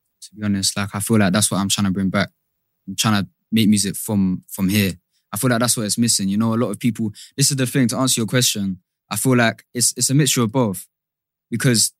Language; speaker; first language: English; native; English